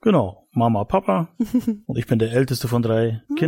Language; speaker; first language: German; native; German